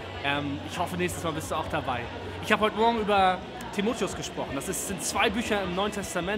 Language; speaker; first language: German; native; German